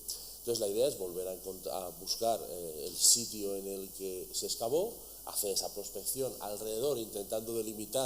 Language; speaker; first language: Spanish; native; Spanish